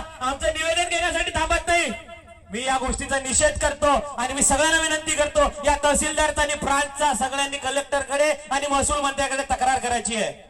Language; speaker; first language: Marathi; non-native, local second language; Lambadi